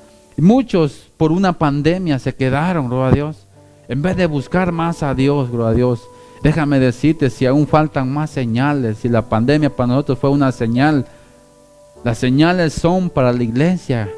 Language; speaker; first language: Spanish; native; Spanish